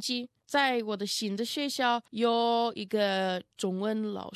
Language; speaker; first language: Chinese; non-native, learner; Russian